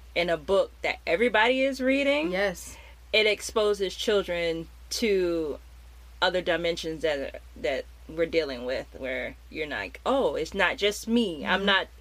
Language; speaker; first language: English; native; English